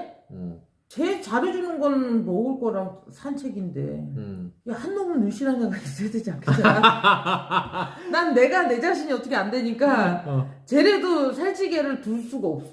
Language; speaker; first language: Korean; native; Korean